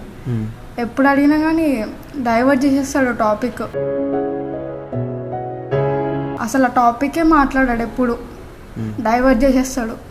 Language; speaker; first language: Telugu; native; Telugu